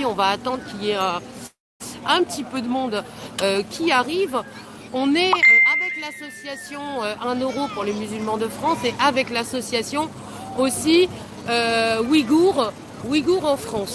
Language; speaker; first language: French; native; French